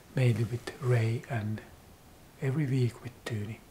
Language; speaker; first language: English; non-native, fluent; Finnish